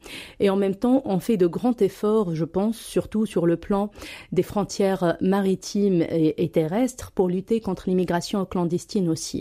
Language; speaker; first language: French; non-native, local second language; Arabic